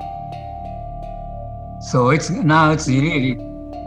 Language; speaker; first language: English; non-native, learner; Japanese